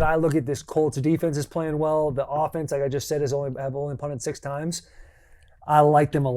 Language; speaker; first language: English; native; English